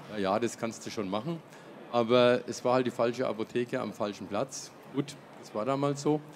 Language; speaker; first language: German; native; German